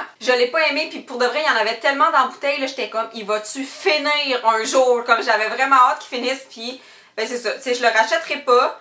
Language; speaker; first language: French; native; French